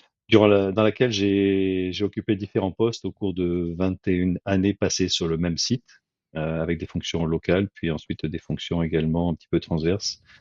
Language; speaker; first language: French; native; French